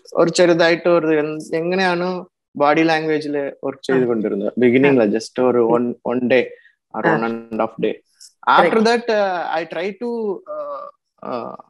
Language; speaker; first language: Malayalam; non-native, learner; Tamil